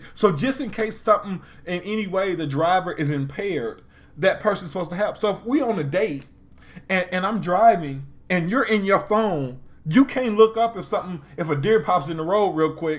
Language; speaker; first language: English; native; English